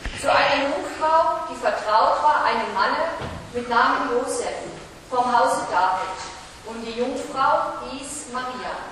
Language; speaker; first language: German; native; German